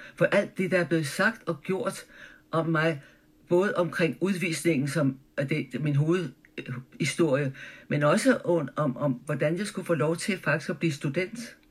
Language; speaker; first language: Danish; early bilingual, other home language; German